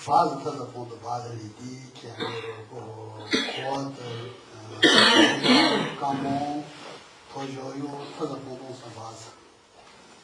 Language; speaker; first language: French; non-native, learner; Tibetan